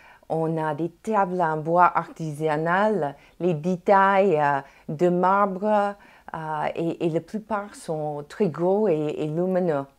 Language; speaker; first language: French; non-native, fluent; English